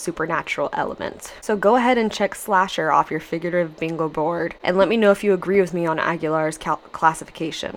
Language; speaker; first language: English; native; English